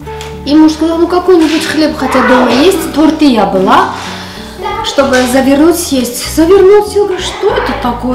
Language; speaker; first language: Russian; non-native, fluent; Armenian